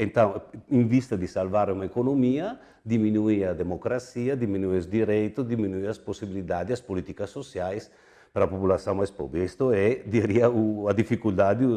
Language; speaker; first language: Portuguese; non-native, fluent; Italian